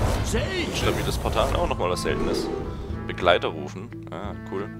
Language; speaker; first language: German; native; German